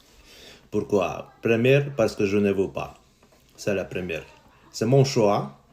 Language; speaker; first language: French; non-native, learner; Ukrainian